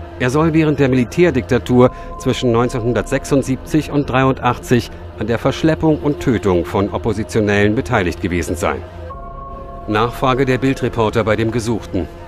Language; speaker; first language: German; native; German